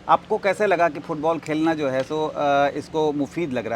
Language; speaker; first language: Hindi; native; Hindi